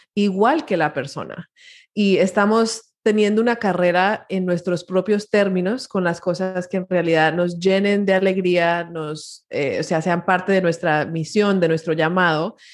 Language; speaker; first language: Spanish; early bilingual, heritage; Spanish